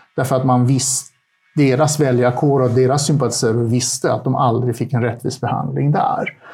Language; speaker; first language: Swedish; early bilingual, other home language; Turkish